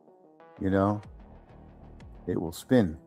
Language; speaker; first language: English; native; English